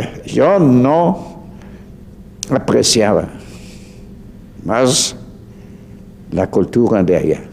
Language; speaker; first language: Spanish; non-native, fluent; German